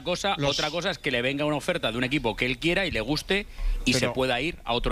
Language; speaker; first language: Spanish; native; Spanish